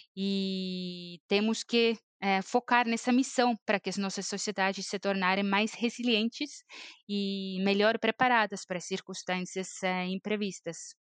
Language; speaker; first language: Portuguese; non-native, fluent; Estonian